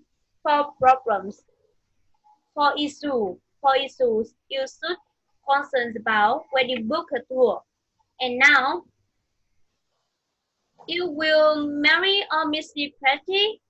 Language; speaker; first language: English; non-native, fluent; Vietnamese